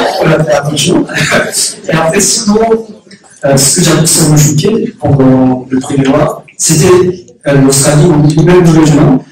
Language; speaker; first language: French; non-native, learner; Korean